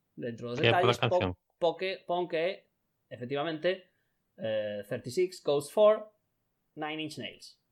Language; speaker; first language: Galician; non-native, local second language; Spanish